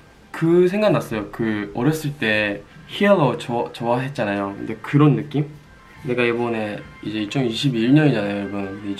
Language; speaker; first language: Korean; non-native, fluent; Japanese